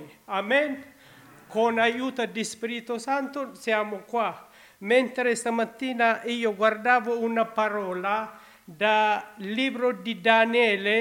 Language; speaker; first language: Italian; non-native, learner; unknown